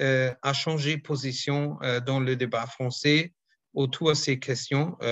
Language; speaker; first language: French; non-native, fluent; German